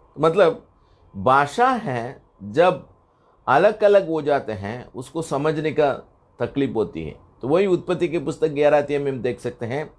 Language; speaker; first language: Hindi; non-native, local second language; Tamil